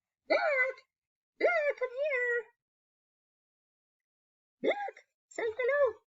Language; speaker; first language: English; non-native, learner; Spanish